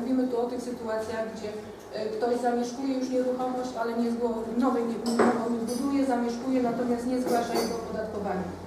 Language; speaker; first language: Polish; native; Polish